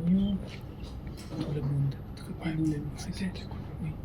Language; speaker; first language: French; non-native, learner; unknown